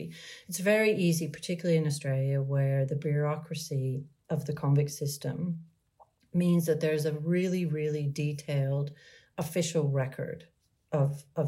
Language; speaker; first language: English; native; English